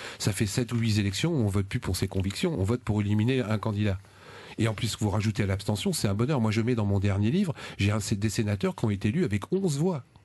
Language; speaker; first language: French; native; French